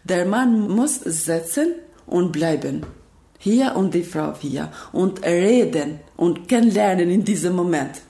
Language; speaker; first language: German; non-native, learner; Albanian